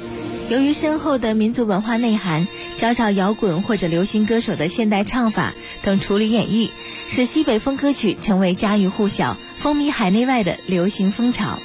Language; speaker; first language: Chinese; native; Chinese